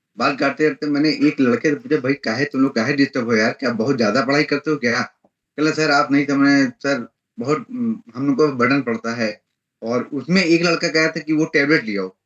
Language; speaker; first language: Hindi; native; Hindi